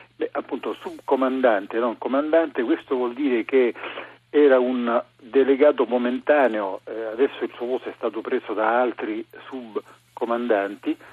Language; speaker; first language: Italian; native; Italian